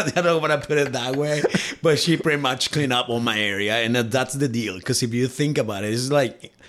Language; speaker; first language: English; non-native, fluent; Spanish